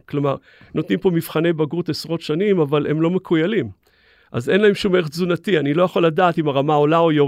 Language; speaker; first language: Hebrew; native; Hebrew